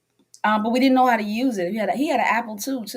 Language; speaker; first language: English; native; English